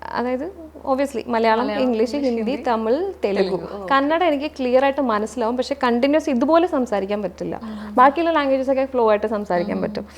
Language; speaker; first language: Malayalam; native; Malayalam